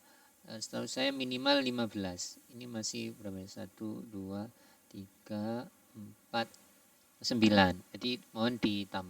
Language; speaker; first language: Indonesian; native; Indonesian